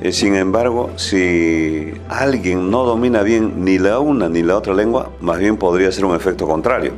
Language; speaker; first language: Spanish; non-native, local second language; Quechua